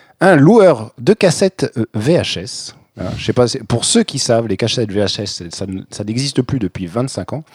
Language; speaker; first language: French; native; French